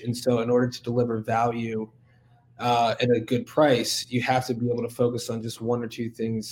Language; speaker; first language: English; native; English